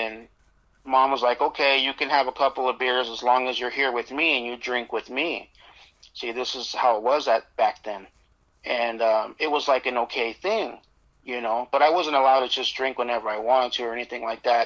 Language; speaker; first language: English; native; English